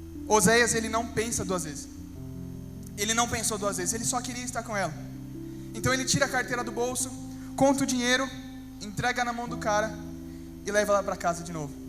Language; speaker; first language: Portuguese; native; Portuguese